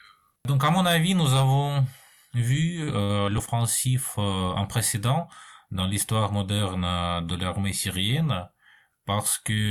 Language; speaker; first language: French; non-native, fluent; Russian